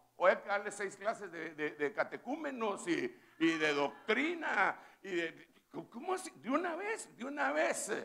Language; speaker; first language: Spanish; native; Spanish